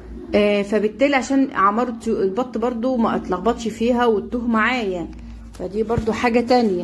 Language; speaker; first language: Arabic; native; Arabic